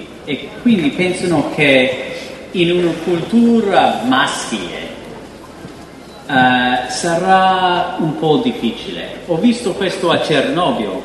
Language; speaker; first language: Italian; non-native, fluent; English